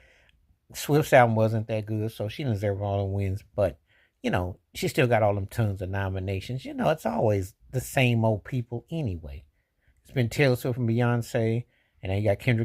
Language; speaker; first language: English; native; English